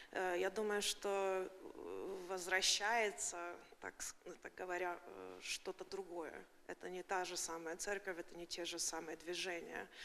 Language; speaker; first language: Russian; early bilingual, heritage; Russian